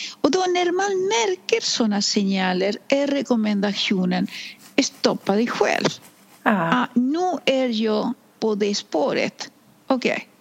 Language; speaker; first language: Swedish; non-native, fluent; Spanish